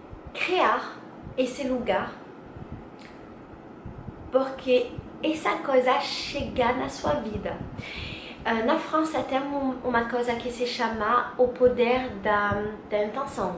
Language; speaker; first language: Portuguese; non-native, learner; French